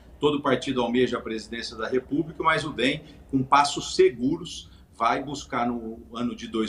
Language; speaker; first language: Portuguese; native; Portuguese